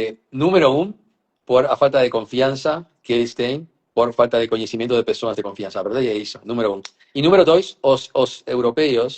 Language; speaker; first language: Portuguese; non-native, fluent; Spanish